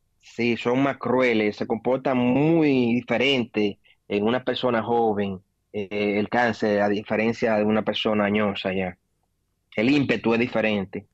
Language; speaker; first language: Spanish; native; Spanish